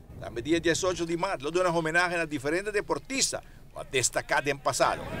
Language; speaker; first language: Portuguese; non-native, learner; Papiamento